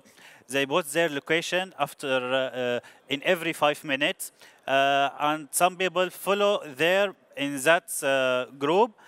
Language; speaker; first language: English; non-native, learner; Arabic